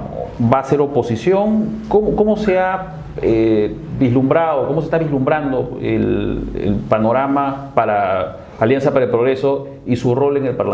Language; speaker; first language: Spanish; native; Spanish